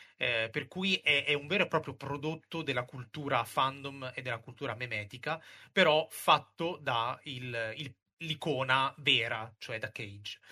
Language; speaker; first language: Italian; native; Italian